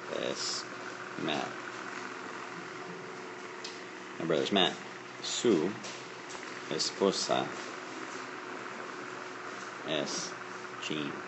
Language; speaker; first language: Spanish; non-native, fluent; English